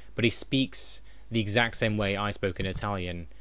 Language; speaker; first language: English; native; English